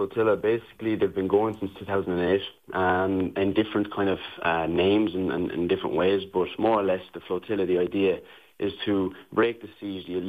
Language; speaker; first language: English; native; English